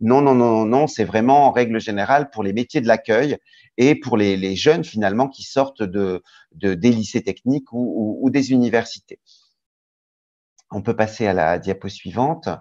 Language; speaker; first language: French; native; French